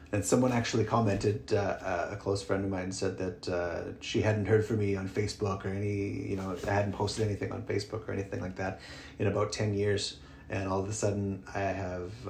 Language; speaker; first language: English; native; English